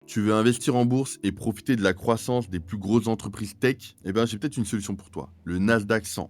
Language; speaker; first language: French; native; French